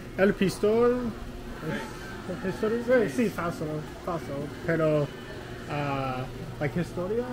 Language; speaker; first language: Spanish; non-native, learner; English